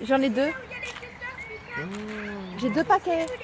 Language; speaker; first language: French; native; French